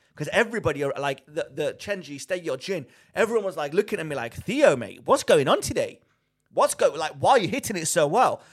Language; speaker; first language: English; non-native, fluent; Greek